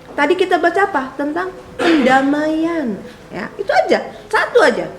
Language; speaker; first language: Indonesian; native; Indonesian